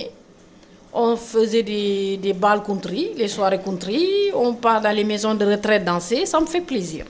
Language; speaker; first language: French; non-native, local second language; Wolof